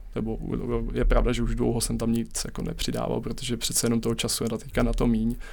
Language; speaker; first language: Czech; native; Czech